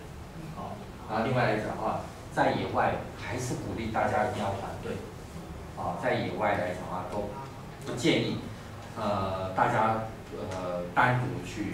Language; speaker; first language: Chinese; native; Chinese